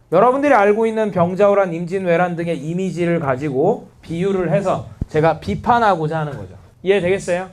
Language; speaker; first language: Korean; native; Korean